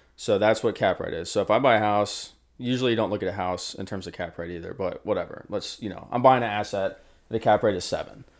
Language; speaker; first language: English; native; English